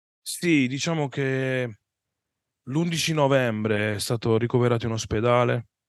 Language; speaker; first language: Italian; native; Italian